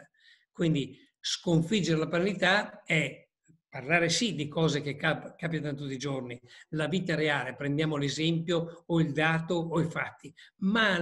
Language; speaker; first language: Italian; native; Italian